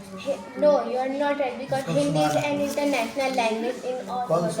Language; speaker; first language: English; non-native, learner; Hindi